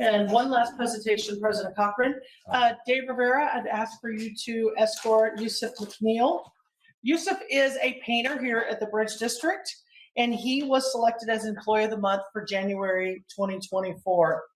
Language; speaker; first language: English; native; English